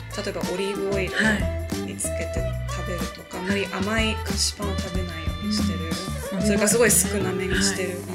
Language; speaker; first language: Japanese; non-native, fluent; English